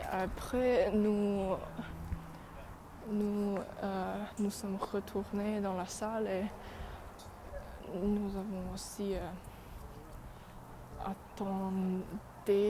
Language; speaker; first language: French; non-native, learner; English